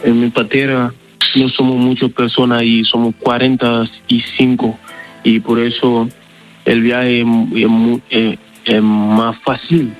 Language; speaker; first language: Spanish; non-native, learner; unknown